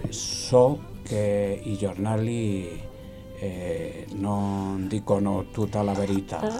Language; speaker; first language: Italian; non-native, learner; Spanish